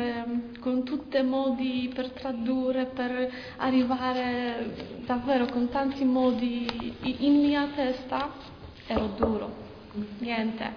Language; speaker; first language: Italian; non-native, learner; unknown